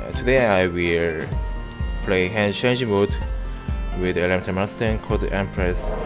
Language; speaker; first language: English; non-native, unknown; Korean